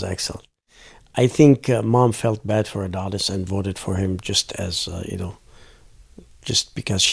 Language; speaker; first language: English; non-native, fluent; Arabic